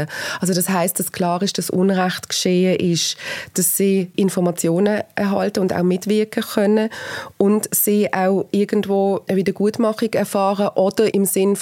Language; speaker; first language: German; native; German